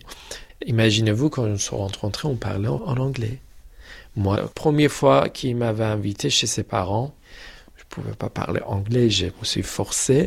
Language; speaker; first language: French; non-native, fluent; Persian